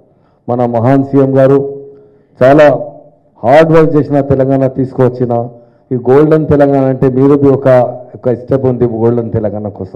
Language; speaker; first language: Telugu; non-native, local second language; Urdu